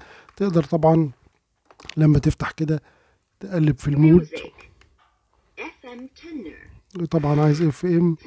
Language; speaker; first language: Arabic; native; Arabic